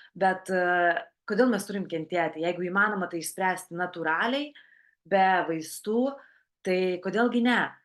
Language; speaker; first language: Lithuanian; native; Lithuanian